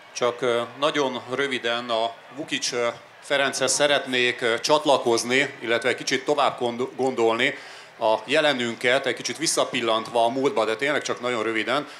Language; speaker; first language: Hungarian; native; Hungarian